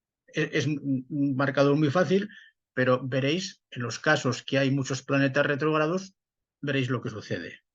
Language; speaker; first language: Spanish; native; Spanish